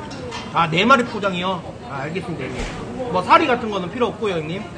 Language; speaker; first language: Korean; native; Korean